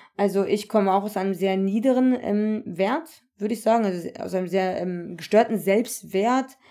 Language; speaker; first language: German; early bilingual, other home language; Turkish